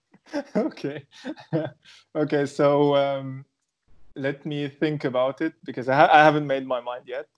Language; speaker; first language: English; non-native, fluent; Arabic